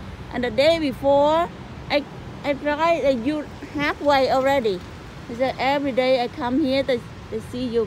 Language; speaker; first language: English; non-native, learner; Vietnamese